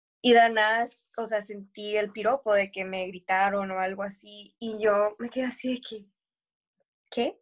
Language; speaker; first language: Spanish; early bilingual, heritage; Spanish